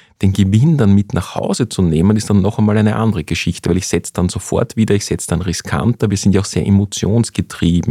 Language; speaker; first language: German; native; German